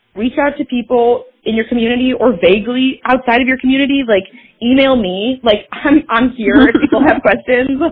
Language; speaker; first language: English; native; English